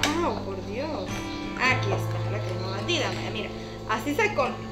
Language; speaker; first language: Spanish; native; Spanish